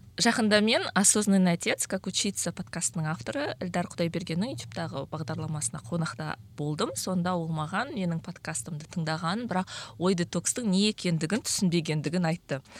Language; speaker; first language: Kazakh; native; Kazakh